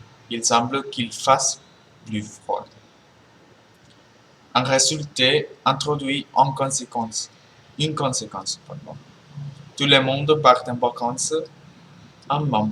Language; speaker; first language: French; non-native, learner; Spanish